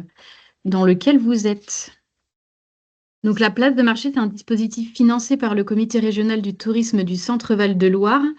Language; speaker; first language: French; native; French